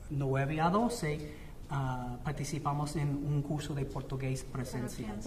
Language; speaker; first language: Spanish; non-native, fluent; English